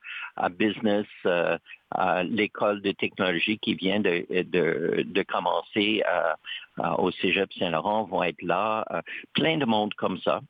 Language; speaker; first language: French; native; French